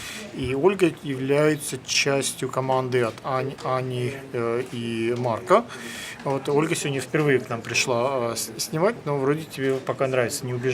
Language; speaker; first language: Russian; native; Russian